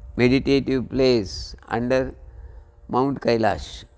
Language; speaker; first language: English; non-native, local second language; Kannada